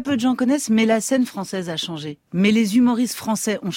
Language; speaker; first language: French; native; French